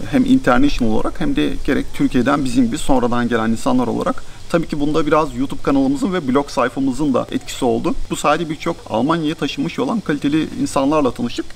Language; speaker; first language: Turkish; native; Turkish